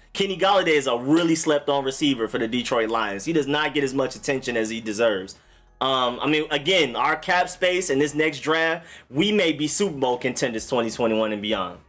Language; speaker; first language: English; native; English